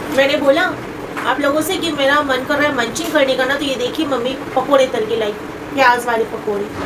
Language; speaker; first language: Hindi; non-native, local second language; Bangla